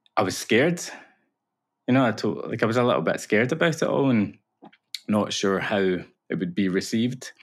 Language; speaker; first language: English; native; English